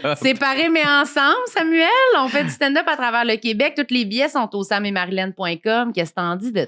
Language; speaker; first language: French; native; French